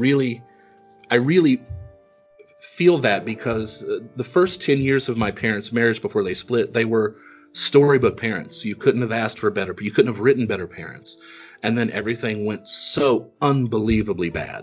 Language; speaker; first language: English; native; English